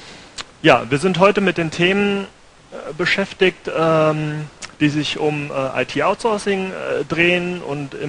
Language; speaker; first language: German; native; German